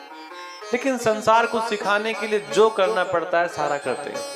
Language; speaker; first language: Hindi; native; Hindi